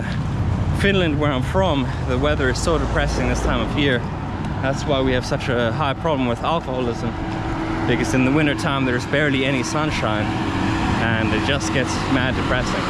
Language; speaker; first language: English; non-native, fluent; Finnish